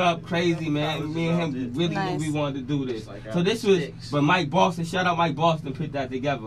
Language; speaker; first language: English; native; English